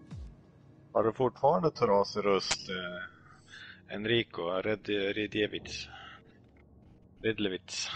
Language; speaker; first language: Swedish; native; Swedish